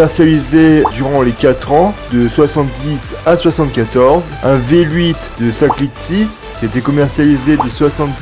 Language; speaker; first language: French; native; French